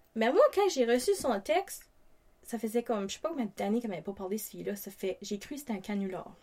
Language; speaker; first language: French; native; French